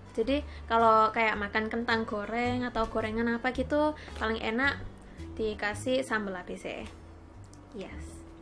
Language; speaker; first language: Indonesian; non-native, fluent; Japanese